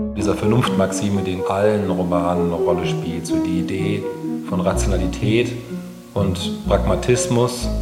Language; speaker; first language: German; native; German